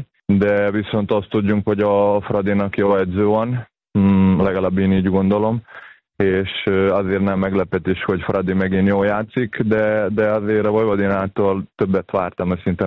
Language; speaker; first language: Hungarian; non-native, fluent; Serbian